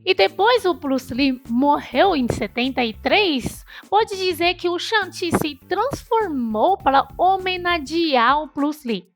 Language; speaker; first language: Portuguese; non-native, fluent; Chinese